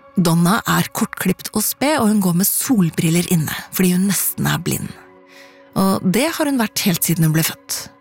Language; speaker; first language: Norwegian; native; Norwegian